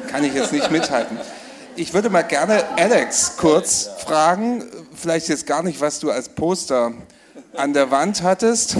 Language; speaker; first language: German; native; German